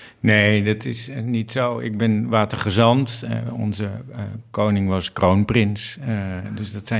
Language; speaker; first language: Dutch; native; Dutch